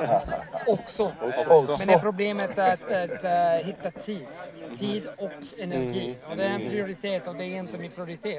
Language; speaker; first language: Swedish; non-native, fluent; Italian